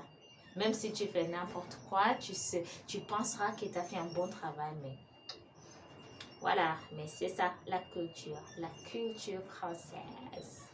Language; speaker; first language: French; non-native, fluent; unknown